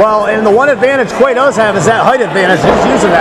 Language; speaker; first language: English; native; English